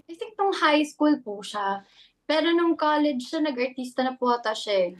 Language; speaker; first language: Filipino; native; Filipino